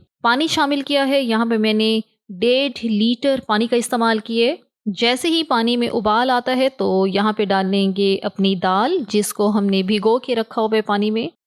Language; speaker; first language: Hindi; native; Hindi